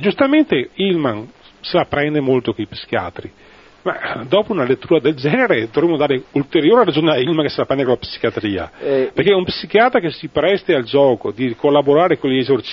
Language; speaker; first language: Italian; native; Italian